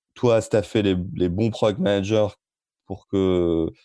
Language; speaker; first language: French; native; French